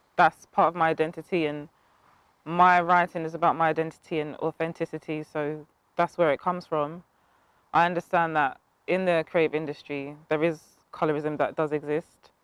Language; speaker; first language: English; native; English